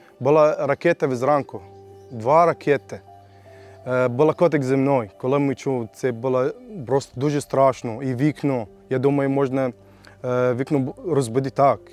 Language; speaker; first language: Ukrainian; non-native, learner; Arabic